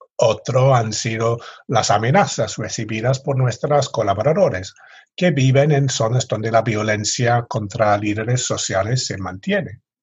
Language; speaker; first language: Spanish; non-native, fluent; English